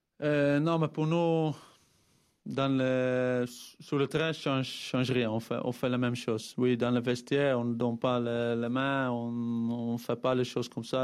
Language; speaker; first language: French; non-native, fluent; Dutch